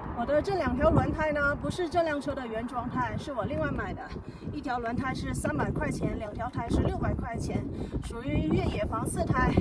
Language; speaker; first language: Chinese; native; Chinese